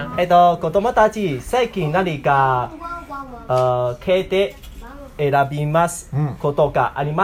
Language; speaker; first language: Japanese; non-native, learner; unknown